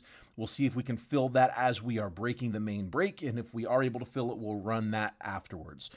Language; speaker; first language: English; native; English